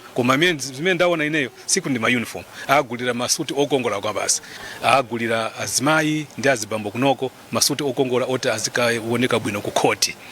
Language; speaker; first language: Nyanja; native; Nyanja